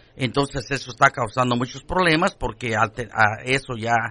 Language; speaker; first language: Spanish; native; Spanish